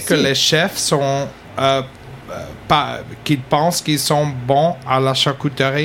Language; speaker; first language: French; non-native, learner; English